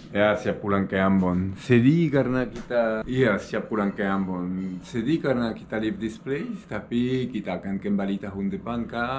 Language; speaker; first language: Indonesian; non-native, fluent; French